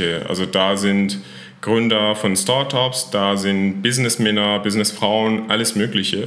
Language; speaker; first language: German; non-native, fluent; Persian